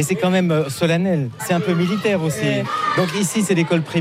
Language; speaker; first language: French; native; French